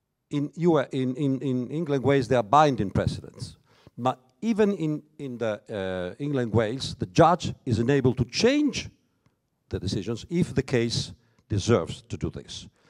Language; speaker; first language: English; non-native, fluent; Italian